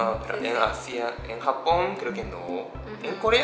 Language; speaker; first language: Spanish; non-native, learner; Japanese